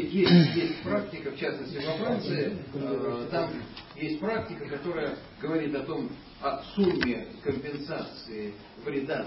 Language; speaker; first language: Russian; native; Russian